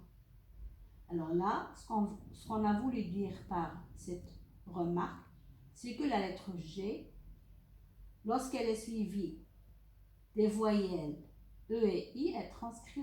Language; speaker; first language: French; non-native, local second language; Arabic